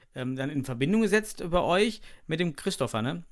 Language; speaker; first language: German; native; German